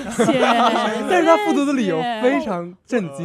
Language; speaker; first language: Chinese; native; Chinese